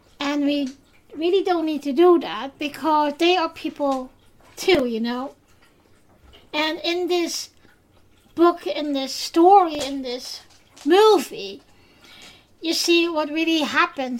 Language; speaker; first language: English; non-native, fluent; Dutch